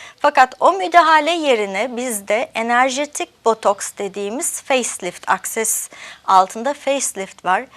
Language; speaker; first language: Turkish; early bilingual, heritage; Turkish